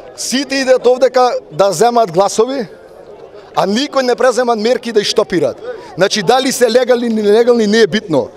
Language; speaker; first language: Macedonian; native; Macedonian